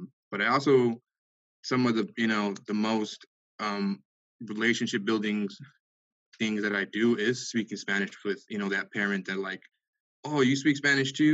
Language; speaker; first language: English; early bilingual, other home language; Spanish